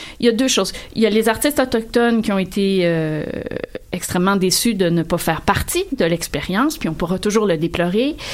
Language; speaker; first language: French; native; French